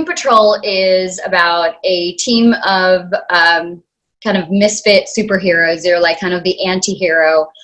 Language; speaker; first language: English; early bilingual, other home language; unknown